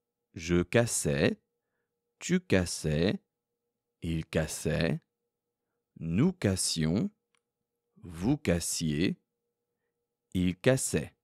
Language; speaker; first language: French; non-native, fluent; Korean